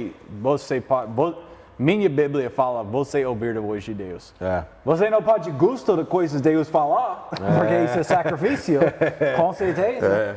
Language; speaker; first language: Portuguese; non-native, learner; English